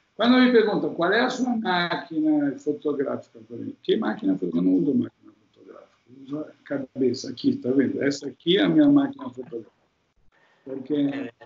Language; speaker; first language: Portuguese; non-native, fluent; Italian